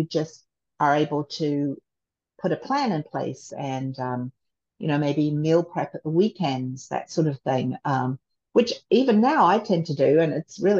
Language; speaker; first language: English; native; English